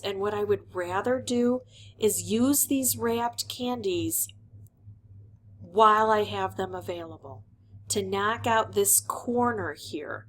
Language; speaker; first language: English; native; English